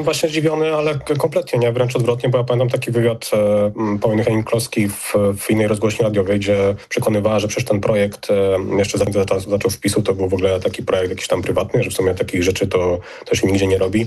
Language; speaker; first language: Polish; native; Polish